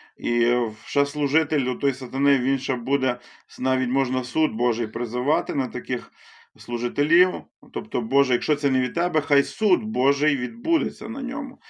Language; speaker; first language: Ukrainian; native; Ukrainian